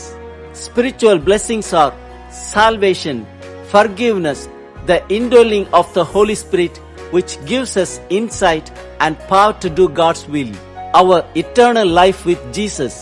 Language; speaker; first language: English; non-native, local second language; Tamil